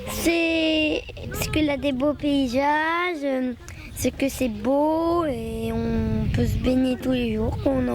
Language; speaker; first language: French; native; French